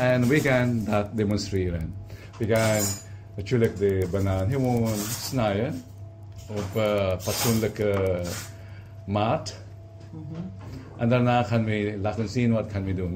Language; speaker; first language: Dutch; non-native, learner; Filipino